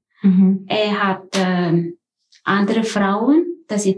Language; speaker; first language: German; non-native, learner; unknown